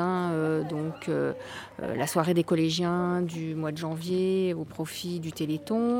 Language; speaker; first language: French; native; French